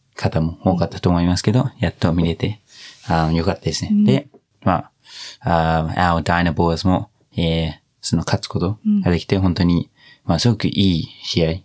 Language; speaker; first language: Japanese; non-native, fluent; English